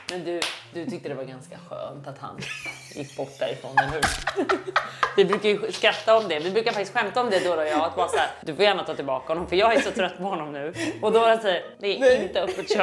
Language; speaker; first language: Swedish; native; Swedish